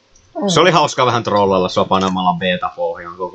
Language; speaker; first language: Finnish; native; Finnish